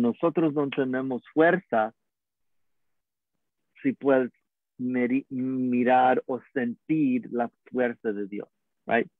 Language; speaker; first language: Spanish; non-native, learner; English